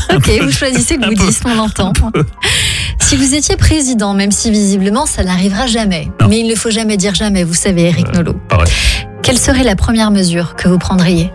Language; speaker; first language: French; native; French